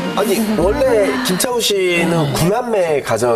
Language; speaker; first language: Korean; native; Korean